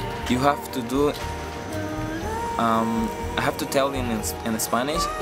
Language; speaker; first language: English; non-native, learner; Spanish